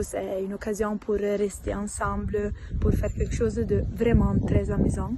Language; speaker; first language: French; non-native, local second language; Italian